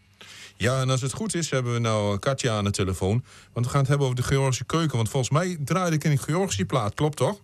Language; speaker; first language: Dutch; native; Dutch